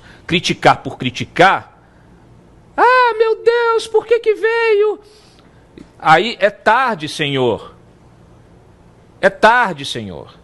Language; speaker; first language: Portuguese; native; Portuguese